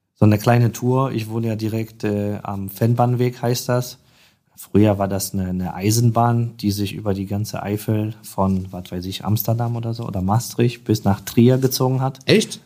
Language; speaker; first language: German; non-native, fluent; Polish